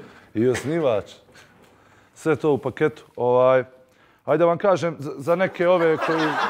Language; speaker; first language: Bosnian; native; Bosnian